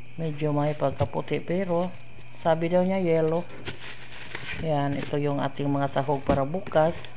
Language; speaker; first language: Filipino; non-native, local second language; Cebuano